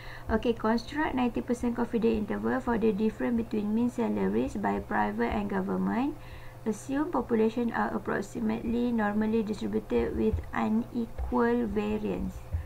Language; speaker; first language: English; non-native, local second language; Malay